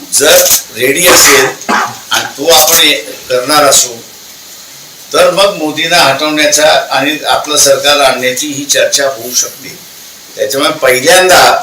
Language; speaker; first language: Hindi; non-native, local second language; Marathi